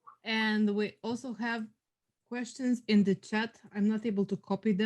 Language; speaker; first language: English; non-native, fluent; Romanian